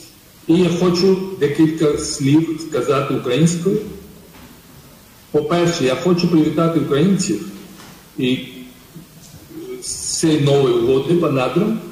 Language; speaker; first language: Ukrainian; non-native, fluent; Georgian